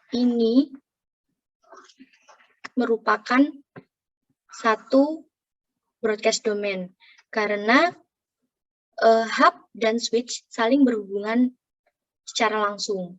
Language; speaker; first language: Indonesian; native; Indonesian